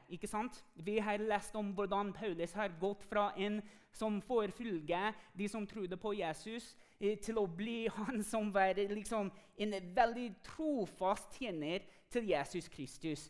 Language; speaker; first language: Norwegian; non-native, fluent; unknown